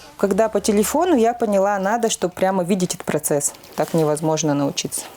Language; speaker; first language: Russian; native; Russian